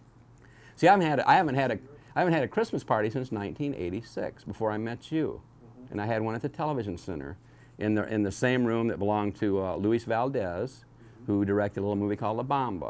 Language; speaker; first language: English; native; English